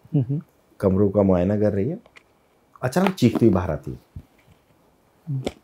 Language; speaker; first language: Hindi; native; Hindi